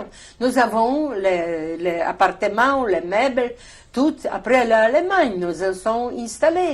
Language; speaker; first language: French; non-native, learner; Polish